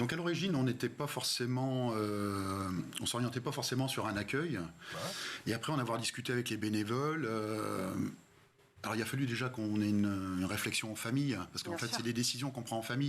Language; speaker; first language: French; native; French